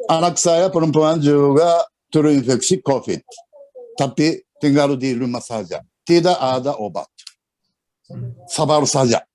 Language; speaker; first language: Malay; non-native, learner; Japanese